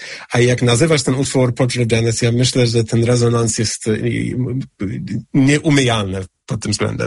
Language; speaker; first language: Polish; non-native, fluent; English